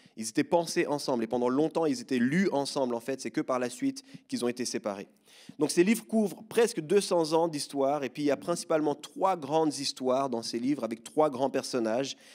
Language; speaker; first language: French; native; French